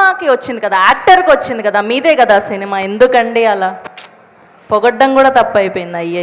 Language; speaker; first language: Telugu; native; Telugu